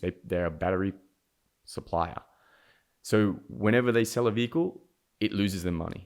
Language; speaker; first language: English; native; English